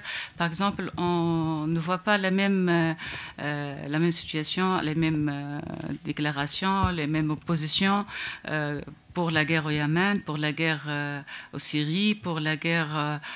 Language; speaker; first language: French; non-native, local second language; Arabic